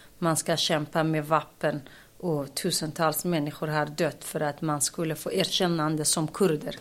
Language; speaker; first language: Swedish; non-native, fluent; Kurdish